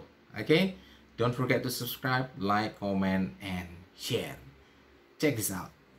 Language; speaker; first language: English; non-native, fluent; Indonesian